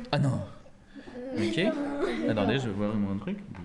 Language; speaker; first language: French; native; French